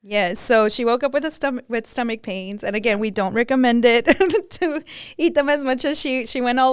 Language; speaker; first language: English; early bilingual, other home language; Spanish